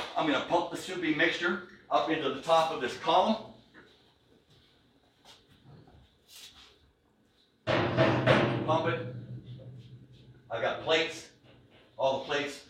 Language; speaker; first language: English; native; English